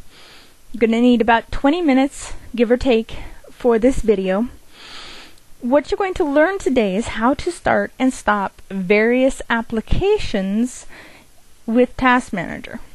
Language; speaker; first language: English; native; English